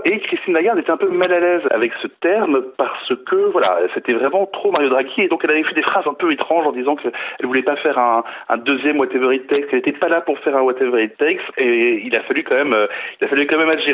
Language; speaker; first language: French; native; French